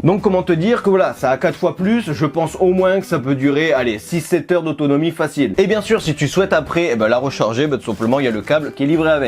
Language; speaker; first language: French; native; French